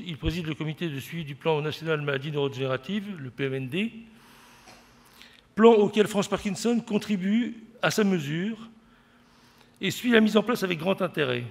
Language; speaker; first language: French; native; French